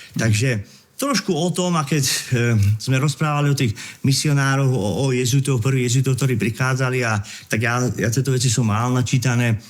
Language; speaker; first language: Slovak; native; Slovak